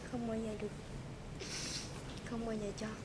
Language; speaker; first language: Vietnamese; native; Vietnamese